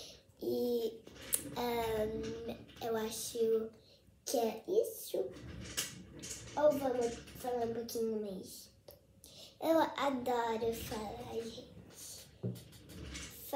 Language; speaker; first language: Portuguese; early bilingual, heritage; Portuguese